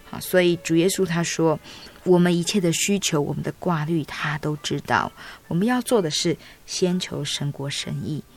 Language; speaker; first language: Chinese; native; Chinese